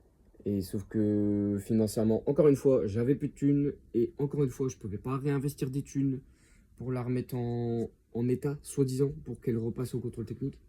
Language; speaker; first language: French; native; French